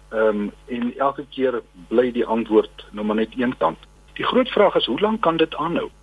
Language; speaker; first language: Afrikaans; native; Afrikaans